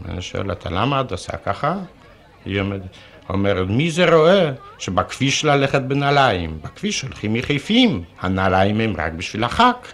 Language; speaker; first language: Hebrew; non-native, fluent; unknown